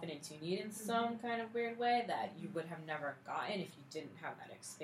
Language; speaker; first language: English; native; English